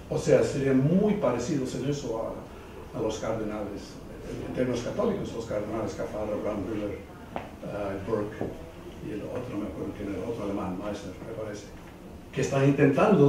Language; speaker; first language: Spanish; non-native, fluent; English